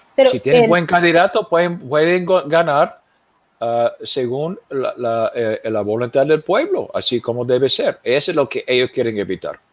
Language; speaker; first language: Spanish; non-native, fluent; English